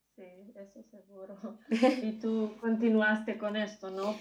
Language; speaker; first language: Spanish; non-native, fluent; Macedonian